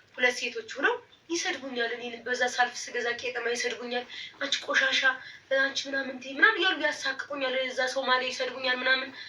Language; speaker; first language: Amharic; native; Amharic